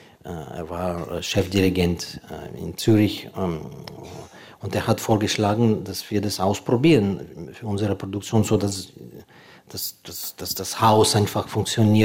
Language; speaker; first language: German; non-native, fluent; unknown